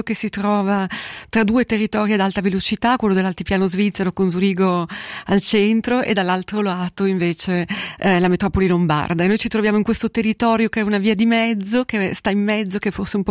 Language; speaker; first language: Italian; native; Italian